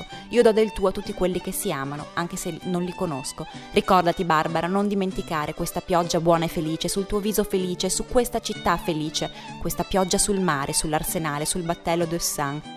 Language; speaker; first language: Italian; native; Italian